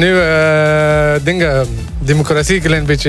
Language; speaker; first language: Dutch; non-native, learner; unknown